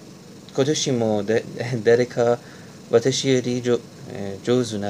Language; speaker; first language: Japanese; non-native, learner; Persian